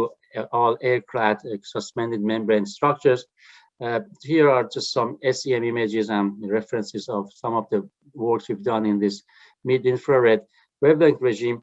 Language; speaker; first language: English; non-native, fluent; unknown